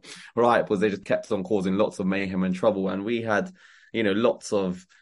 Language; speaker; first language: English; native; English